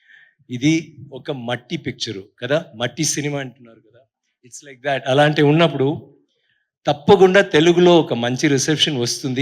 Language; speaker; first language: Telugu; non-native, learner; Tamil